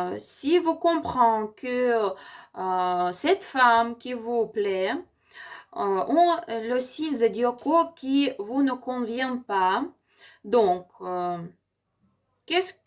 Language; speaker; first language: French; non-native, learner; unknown